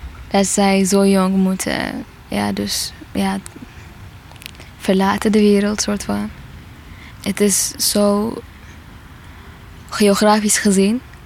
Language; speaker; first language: Dutch; non-native, fluent; Tigrinya